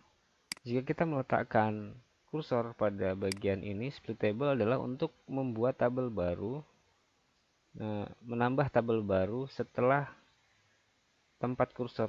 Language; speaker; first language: Indonesian; native; Indonesian